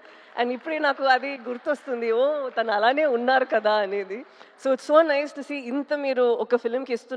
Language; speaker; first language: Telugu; non-native, fluent; Tamil